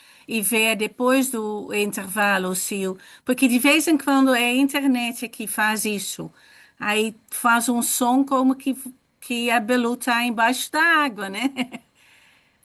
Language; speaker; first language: Portuguese; non-native, fluent; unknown